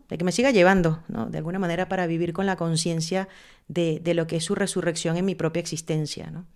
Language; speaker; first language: Spanish; native; Spanish